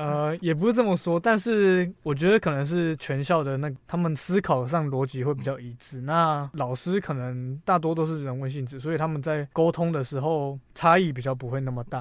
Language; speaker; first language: Chinese; native; Chinese